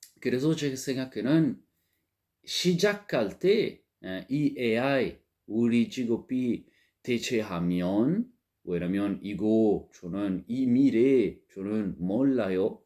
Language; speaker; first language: Korean; non-native, learner; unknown